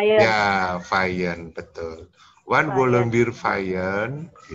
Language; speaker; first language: German; non-native, fluent; Indonesian